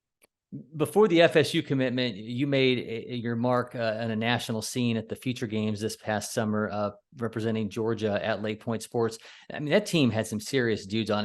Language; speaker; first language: English; native; English